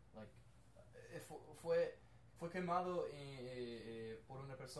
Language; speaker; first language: Spanish; non-native, learner; English